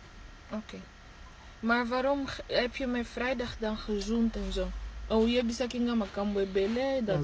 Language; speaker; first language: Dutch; early bilingual, other home language; Lingala